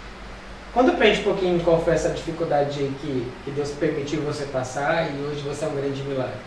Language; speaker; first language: Portuguese; native; Portuguese